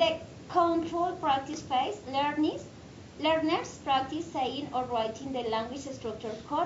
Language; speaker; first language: English; non-native, fluent; Spanish